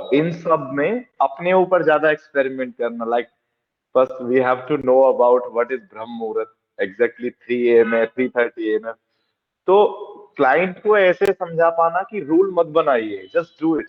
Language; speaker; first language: Hindi; native; Hindi